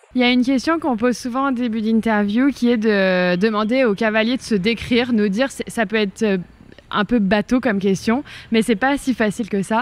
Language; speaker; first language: French; native; French